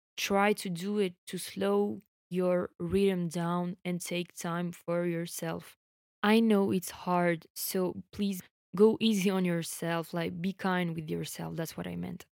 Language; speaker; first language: English; non-native, fluent; French